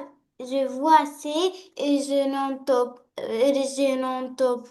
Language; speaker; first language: French; non-native, learner; Arabic